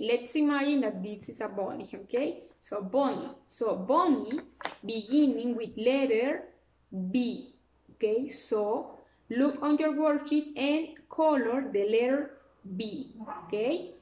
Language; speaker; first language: English; non-native, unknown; Spanish